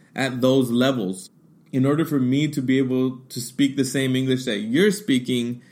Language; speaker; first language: English; early bilingual, other home language; Spanish